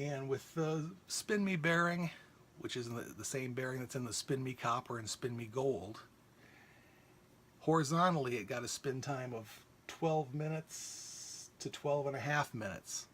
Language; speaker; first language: English; native; English